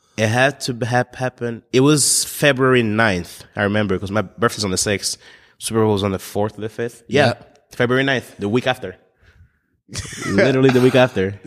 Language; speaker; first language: English; non-native, fluent; French